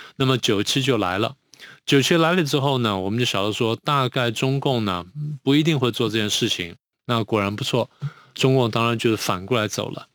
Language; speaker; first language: Chinese; native; Chinese